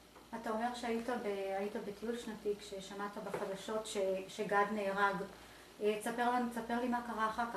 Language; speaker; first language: Hebrew; native; Hebrew